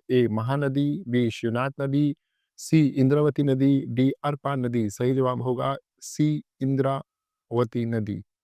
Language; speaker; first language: Hindi; native; Hindi